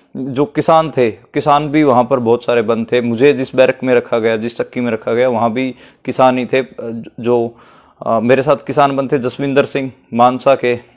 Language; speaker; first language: Hindi; native; Hindi